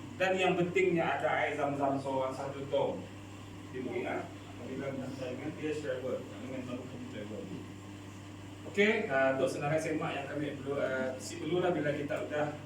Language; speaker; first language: Malay; native; Malay